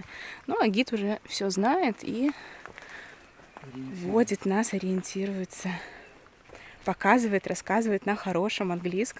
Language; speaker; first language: Russian; native; Russian